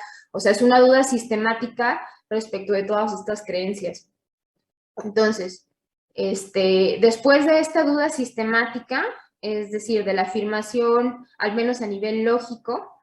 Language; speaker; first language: Spanish; native; Spanish